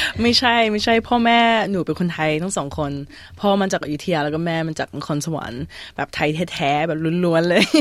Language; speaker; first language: Thai; early bilingual, heritage; Thai